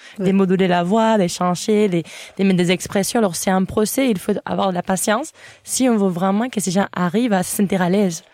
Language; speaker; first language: French; non-native, fluent; Catalan